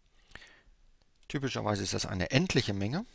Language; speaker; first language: German; native; German